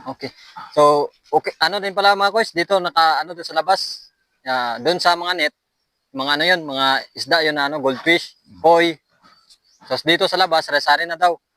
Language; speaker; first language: Filipino; non-native, local second language; Aklanon